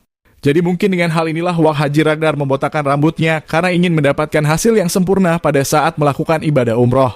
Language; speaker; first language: Indonesian; native; Indonesian